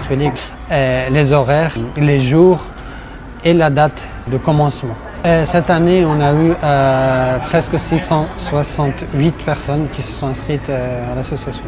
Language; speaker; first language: French; non-native, fluent; Persian